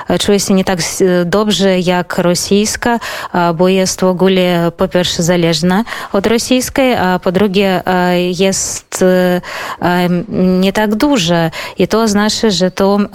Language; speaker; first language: Polish; non-native, fluent; Belarusian